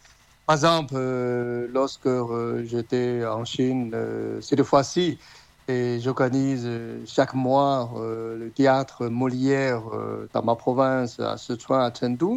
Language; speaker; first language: French; non-native, fluent; Chinese